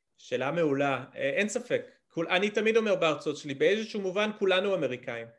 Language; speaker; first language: Hebrew; early bilingual, other home language; English